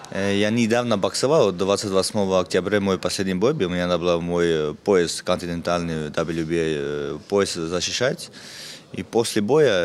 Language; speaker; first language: Russian; non-native, fluent; Armenian